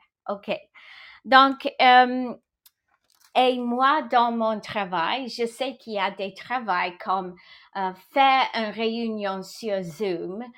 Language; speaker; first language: French; non-native, fluent; English